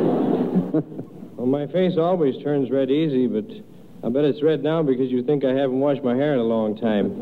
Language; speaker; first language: English; native; English